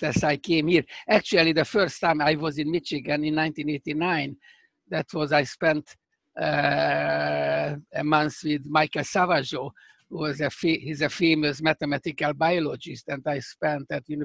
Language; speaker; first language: English; non-native, fluent; Hungarian